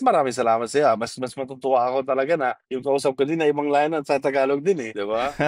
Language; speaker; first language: Filipino; non-native, fluent; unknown